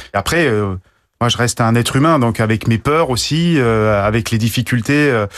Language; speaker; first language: French; native; French